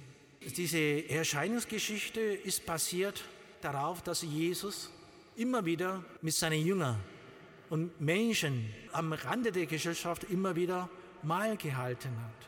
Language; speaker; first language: German; non-native, learner; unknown